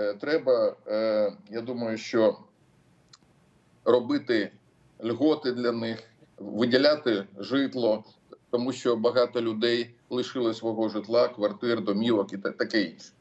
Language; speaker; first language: Ukrainian; non-native, local second language; Russian